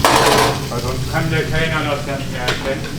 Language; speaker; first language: German; native; German